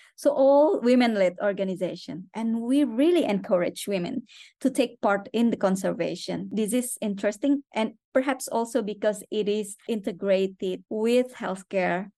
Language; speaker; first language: English; non-native, fluent; Indonesian